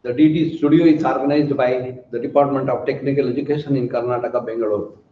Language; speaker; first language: English; non-native, local second language; Kannada